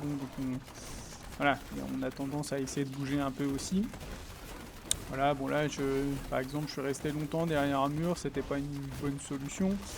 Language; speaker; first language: French; native; French